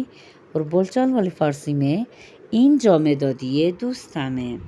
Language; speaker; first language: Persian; non-native, fluent; Urdu